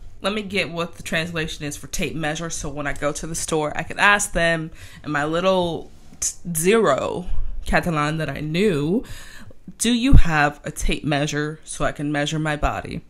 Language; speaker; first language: English; native; English